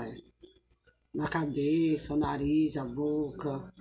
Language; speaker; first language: Portuguese; native; Portuguese